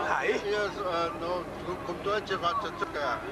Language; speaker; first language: Italian; non-native, learner; German